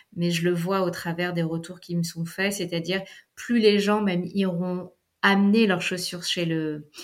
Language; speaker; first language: French; native; French